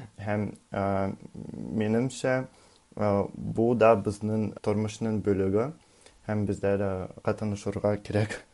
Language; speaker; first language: Tatar; non-native, learner; Russian